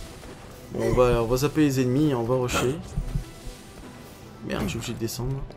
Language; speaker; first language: French; native; French